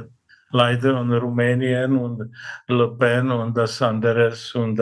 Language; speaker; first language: German; non-native, fluent; Czech